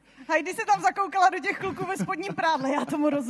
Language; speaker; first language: Czech; native; Czech